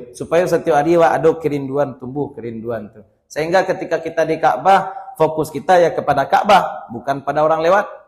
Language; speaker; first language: Malay; non-native, local second language; Minangkabau